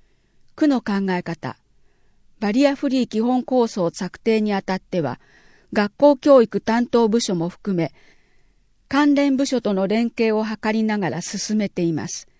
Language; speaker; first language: Japanese; native; Japanese